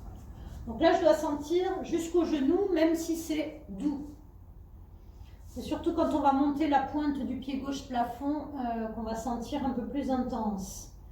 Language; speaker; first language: French; native; French